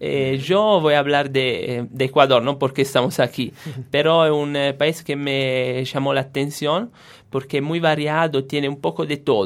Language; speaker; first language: Spanish; non-native, fluent; Italian